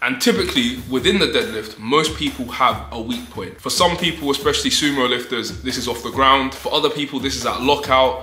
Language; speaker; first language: English; native; English